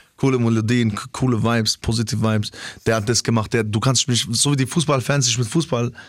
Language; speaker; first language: German; early bilingual, other home language; Albanian